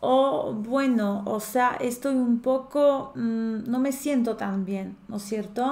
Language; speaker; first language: Spanish; non-native, fluent; Polish